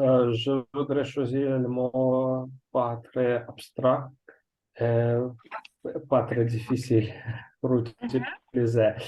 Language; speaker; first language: French; non-native, learner; Russian